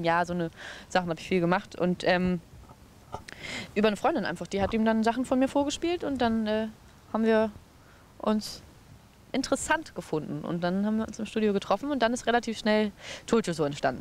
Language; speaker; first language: German; native; German